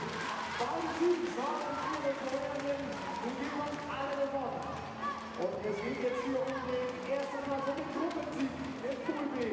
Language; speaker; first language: German; native; German